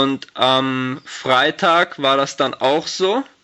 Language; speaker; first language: German; native; German